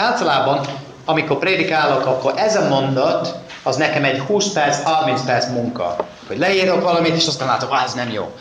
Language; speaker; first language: Hungarian; non-native, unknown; English